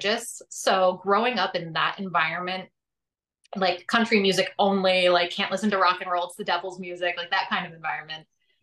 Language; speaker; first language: English; native; English